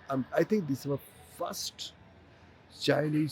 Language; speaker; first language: English; non-native, local second language; Hindi